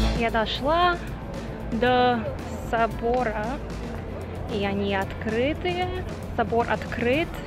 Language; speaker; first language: Russian; non-native, learner; English